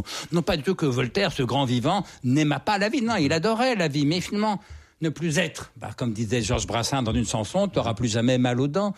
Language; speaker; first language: French; native; French